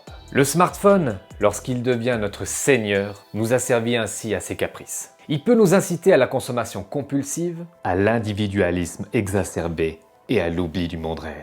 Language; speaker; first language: French; native; French